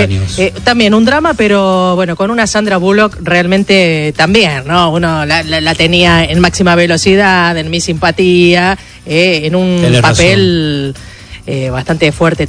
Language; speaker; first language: Spanish; native; Spanish